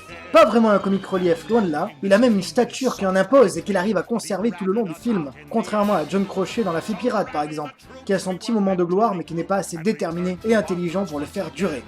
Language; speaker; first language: French; native; French